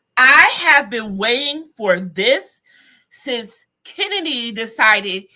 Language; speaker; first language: English; native; English